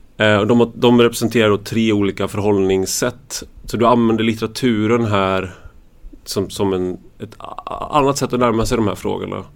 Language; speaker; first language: Swedish; native; Swedish